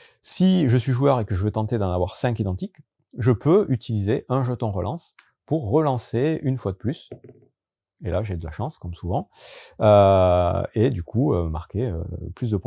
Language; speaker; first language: French; native; French